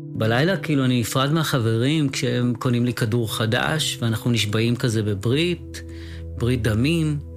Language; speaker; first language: Hebrew; native; Hebrew